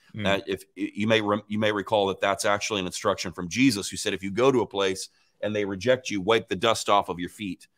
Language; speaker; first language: English; native; English